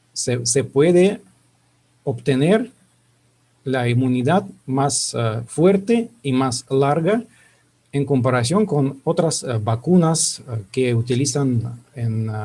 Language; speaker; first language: Spanish; non-native, fluent; Russian